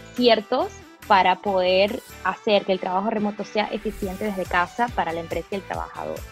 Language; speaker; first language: Spanish; early bilingual, other home language; Portuguese